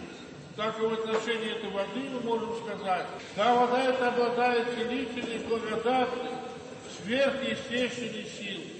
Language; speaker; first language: Russian; native; Russian